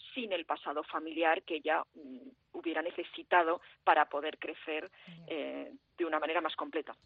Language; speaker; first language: Spanish; early bilingual, heritage; French